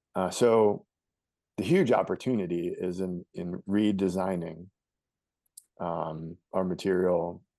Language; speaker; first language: English; native; English